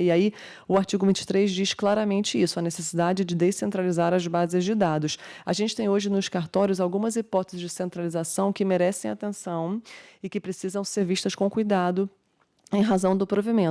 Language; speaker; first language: Portuguese; native; Portuguese